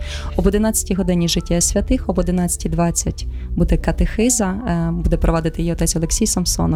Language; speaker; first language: Ukrainian; native; Ukrainian